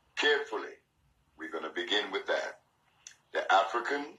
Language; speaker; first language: English; non-native, fluent; Spanish